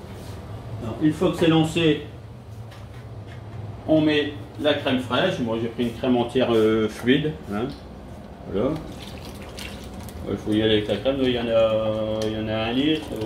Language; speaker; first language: French; native; French